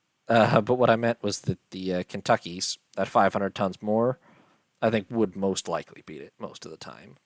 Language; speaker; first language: English; native; English